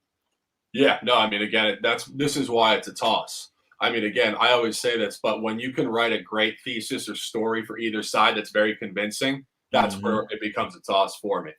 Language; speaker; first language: English; native; English